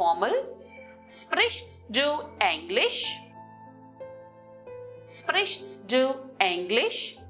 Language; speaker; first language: German; non-native, learner; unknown